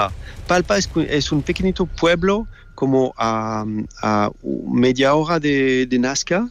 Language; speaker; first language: Spanish; non-native, learner; French